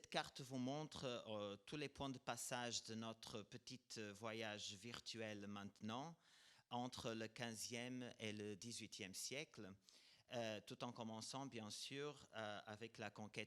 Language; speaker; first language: French; non-native, fluent; Portuguese